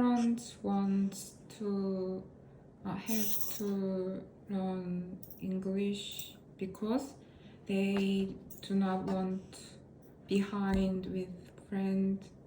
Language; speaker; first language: English; non-native, learner; Korean